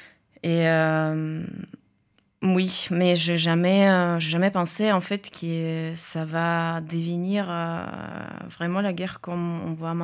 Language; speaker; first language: French; non-native, fluent; Russian